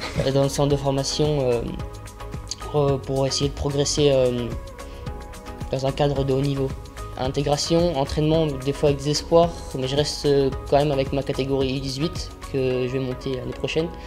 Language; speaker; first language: French; early bilingual, other home language; Afrikaans